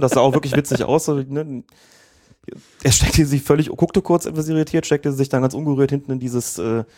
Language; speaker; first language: German; native; German